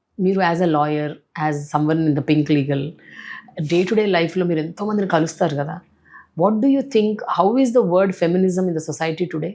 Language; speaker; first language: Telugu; native; Telugu